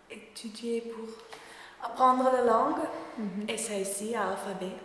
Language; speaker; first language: French; non-native, learner; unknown